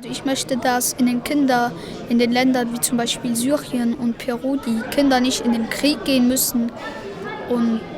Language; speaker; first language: German; non-native, local second language; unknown